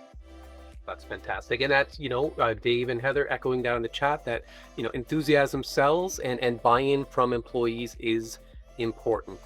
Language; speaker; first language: English; native; English